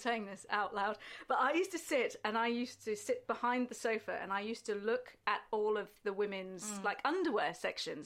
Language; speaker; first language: English; native; English